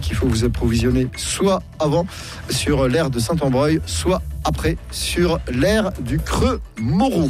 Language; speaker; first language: French; native; French